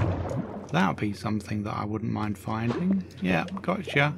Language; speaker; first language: English; native; English